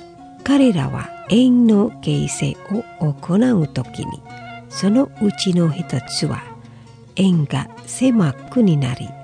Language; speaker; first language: Japanese; non-native, fluent; Indonesian